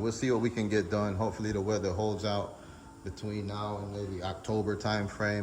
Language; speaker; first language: English; native; English